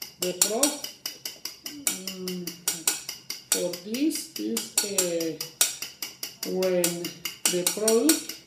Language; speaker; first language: English; non-native, learner; Spanish